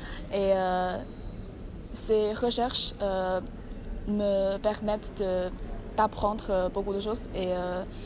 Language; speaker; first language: French; non-native, learner; Chinese